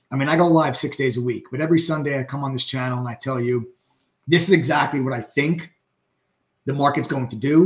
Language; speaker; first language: English; native; English